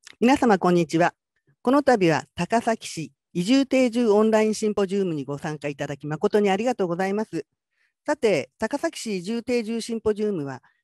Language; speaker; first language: Japanese; native; Japanese